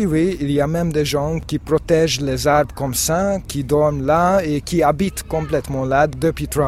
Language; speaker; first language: French; non-native, fluent; Hungarian